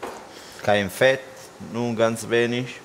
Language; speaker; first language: German; non-native, learner; Italian